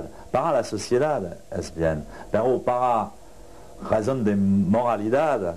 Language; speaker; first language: Spanish; non-native, learner; French